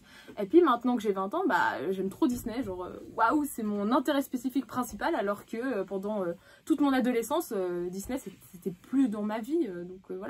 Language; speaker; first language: French; native; French